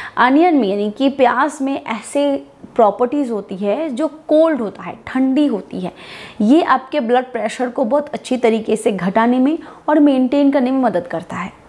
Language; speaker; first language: Hindi; non-native, local second language; Bangla